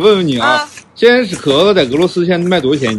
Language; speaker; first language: Chinese; native; Chinese